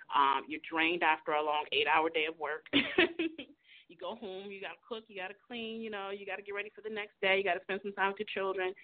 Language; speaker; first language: English; native; English